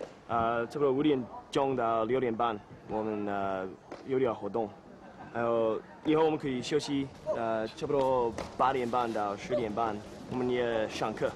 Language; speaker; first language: Chinese; non-native, learner; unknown